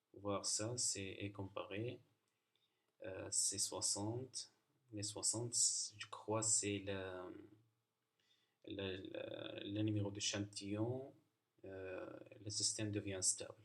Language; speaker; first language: French; non-native, learner; Arabic